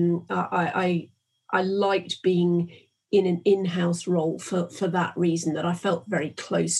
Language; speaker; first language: English; native; English